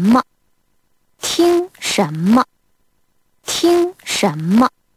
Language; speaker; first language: Chinese; non-native, learner; Korean